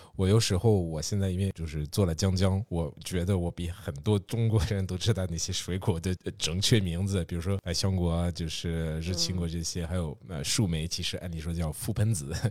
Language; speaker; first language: Chinese; non-native, fluent; French